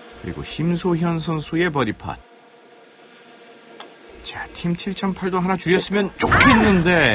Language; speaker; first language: Korean; native; Korean